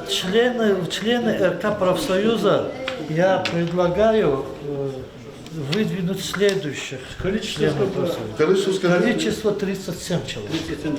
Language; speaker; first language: Russian; non-native, local second language; Lezghian